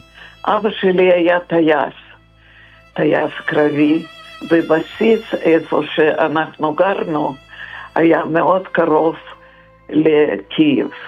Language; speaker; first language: Hebrew; non-native, fluent; Russian